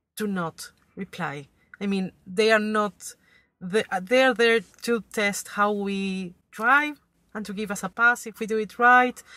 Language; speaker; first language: English; non-native, fluent; Spanish